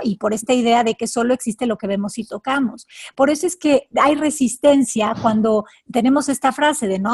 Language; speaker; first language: Spanish; native; Spanish